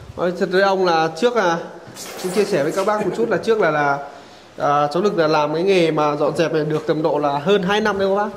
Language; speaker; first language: Vietnamese; native; Vietnamese